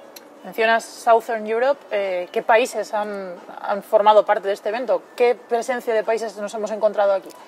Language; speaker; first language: Spanish; native; Spanish